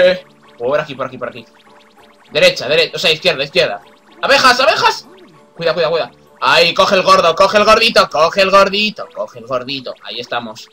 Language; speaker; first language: Spanish; native; Spanish